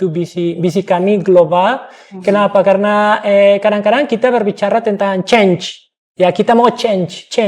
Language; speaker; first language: Indonesian; non-native, fluent; English